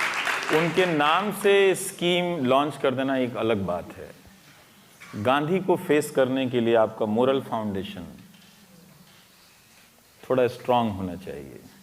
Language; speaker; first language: Hindi; native; Hindi